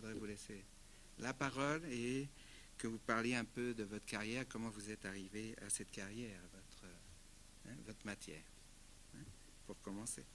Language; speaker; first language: French; non-native, fluent; Spanish